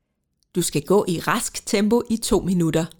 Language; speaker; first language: Danish; native; Danish